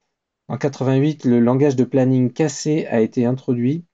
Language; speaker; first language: French; native; French